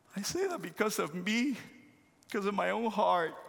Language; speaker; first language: English; non-native, fluent; Spanish